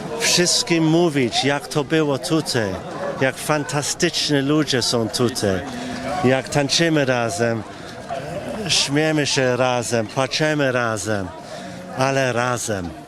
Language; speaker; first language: Polish; early bilingual, heritage; English